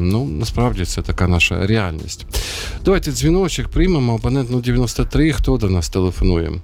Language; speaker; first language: Ukrainian; native; Ukrainian